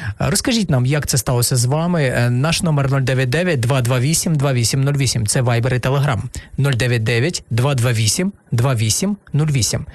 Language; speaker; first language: Ukrainian; non-native, local second language; Russian